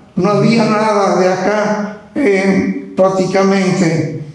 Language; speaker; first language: Spanish; non-native, fluent; Italian